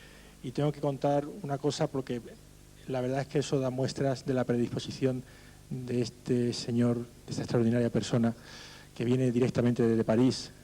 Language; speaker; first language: Spanish; native; Spanish